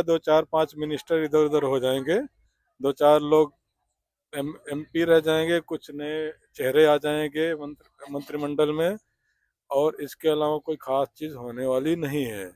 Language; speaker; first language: Hindi; native; Hindi